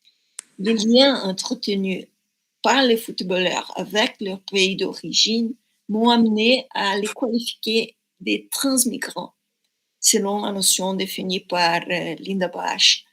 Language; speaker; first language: French; non-native, fluent; Portuguese